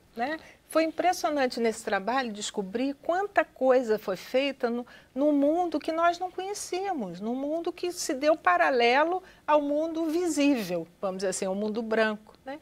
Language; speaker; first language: Portuguese; native; Portuguese